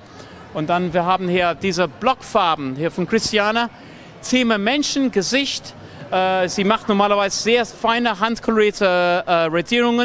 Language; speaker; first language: German; non-native, fluent; English